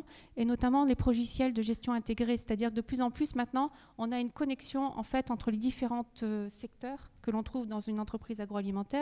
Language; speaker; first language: French; native; French